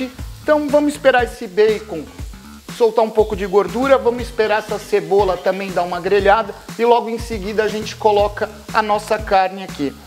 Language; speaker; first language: Portuguese; native; Portuguese